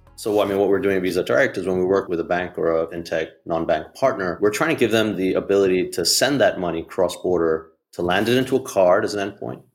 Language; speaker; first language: English; non-native, local second language; Hindi